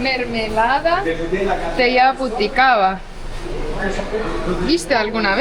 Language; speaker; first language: Spanish; non-native, fluent; Estonian